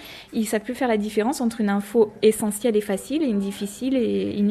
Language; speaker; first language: French; native; French